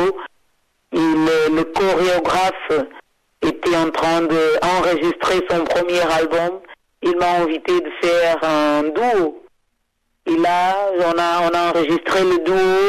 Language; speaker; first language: French; non-native, fluent; Portuguese